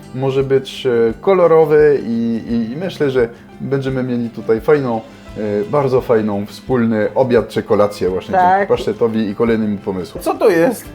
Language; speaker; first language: Polish; non-native, fluent; French